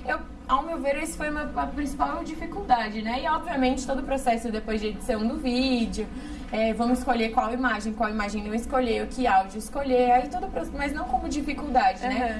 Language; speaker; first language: Portuguese; native; Portuguese